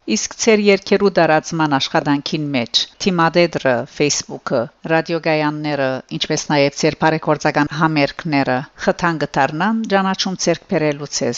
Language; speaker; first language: Armenian; early bilingual, heritage; Armenian